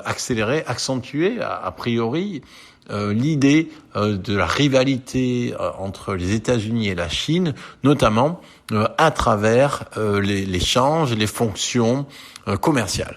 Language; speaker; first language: French; native; French